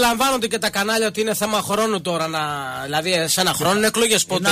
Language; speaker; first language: Greek; native; Greek